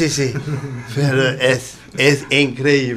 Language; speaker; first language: Spanish; non-native, learner; Danish